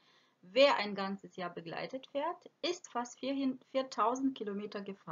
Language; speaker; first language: German; non-native, fluent; Croatian